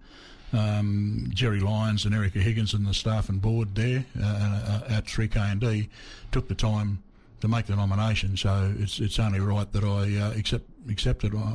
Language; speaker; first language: English; native; English